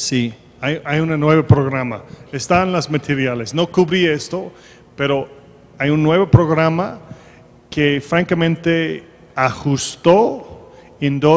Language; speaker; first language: Spanish; non-native, fluent; English